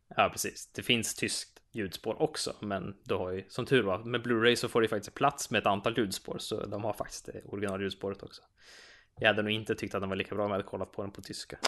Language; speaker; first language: Swedish; native; Swedish